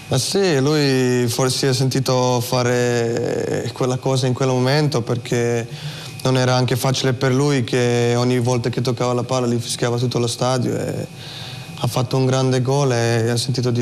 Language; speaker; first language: Italian; non-native, fluent; Slovenian